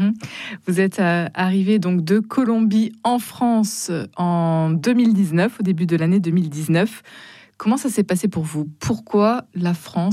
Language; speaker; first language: French; native; French